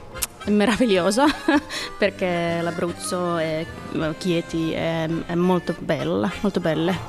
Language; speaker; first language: Italian; non-native, learner; Finnish